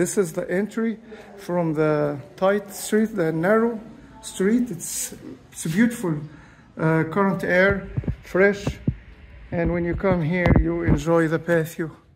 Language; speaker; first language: English; non-native, fluent; Arabic